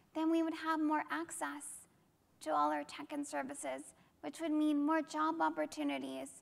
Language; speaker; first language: English; native; English